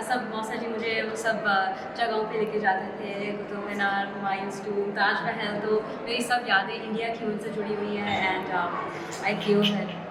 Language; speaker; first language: Hindi; early bilingual, heritage; Hindi